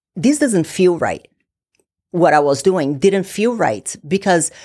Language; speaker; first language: English; non-native, fluent; Portuguese